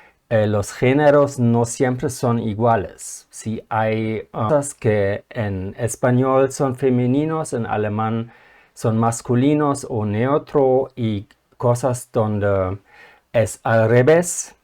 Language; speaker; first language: Spanish; non-native, fluent; German